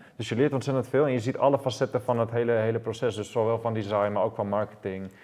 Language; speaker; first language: Dutch; native; Dutch